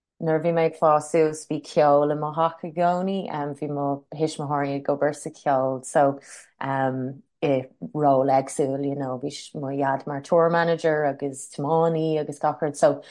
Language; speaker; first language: Irish; non-native, local second language; English